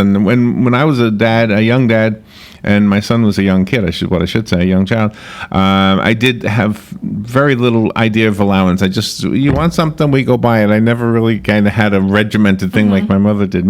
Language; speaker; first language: English; native; English